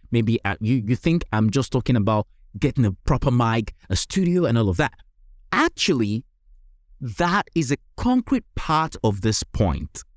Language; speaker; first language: English; non-native, local second language; Yoruba